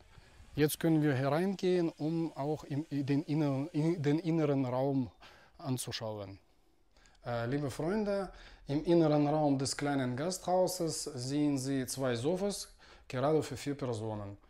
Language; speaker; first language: German; non-native, fluent; Russian